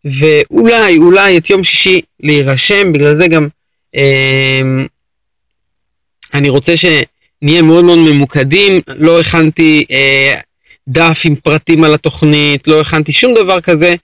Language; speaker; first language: Hebrew; native; Hebrew